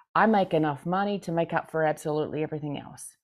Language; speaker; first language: English; native; English